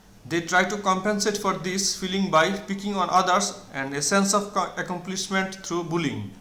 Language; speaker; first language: English; non-native, local second language; Bangla